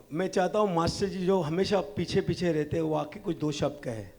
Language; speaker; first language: Hindi; native; Hindi